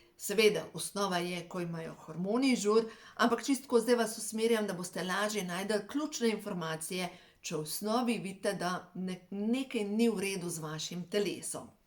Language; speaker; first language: Slovenian; native; Slovenian